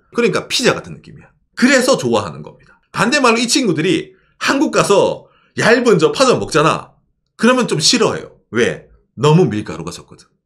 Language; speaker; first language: Korean; native; Korean